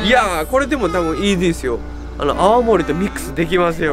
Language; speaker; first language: Japanese; native; Japanese